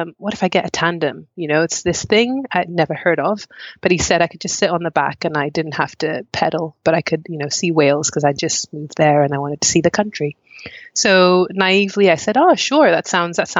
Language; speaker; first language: English; non-native, local second language; Nyanja